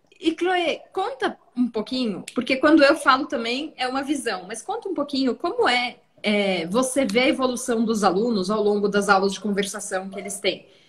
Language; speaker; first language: Portuguese; native; Portuguese